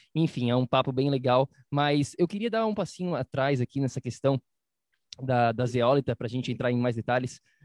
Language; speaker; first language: Portuguese; native; Portuguese